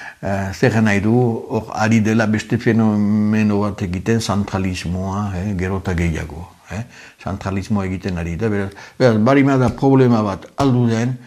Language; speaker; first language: Basque; native; Basque